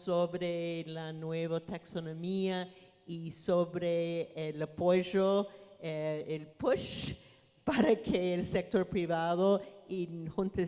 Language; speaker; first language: Spanish; non-native, fluent; English